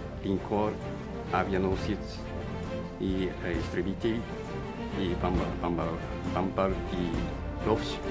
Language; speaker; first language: Russian; non-native, learner; Japanese